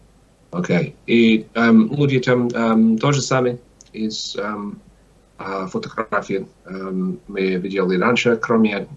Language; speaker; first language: Russian; non-native, learner; English